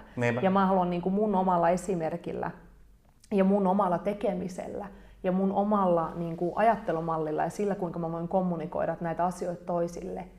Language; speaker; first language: Finnish; native; Finnish